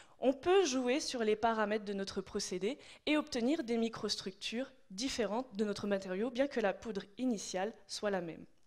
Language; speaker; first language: French; native; French